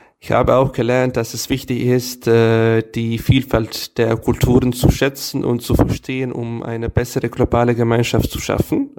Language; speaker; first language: German; non-native, fluent; Serbian